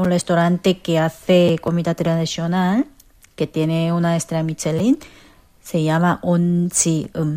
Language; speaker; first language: Spanish; non-native, fluent; Korean